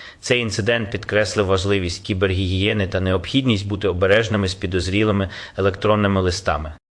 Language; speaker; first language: Ukrainian; native; Ukrainian